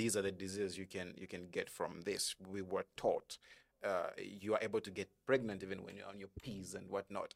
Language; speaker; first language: English; non-native, local second language; Bemba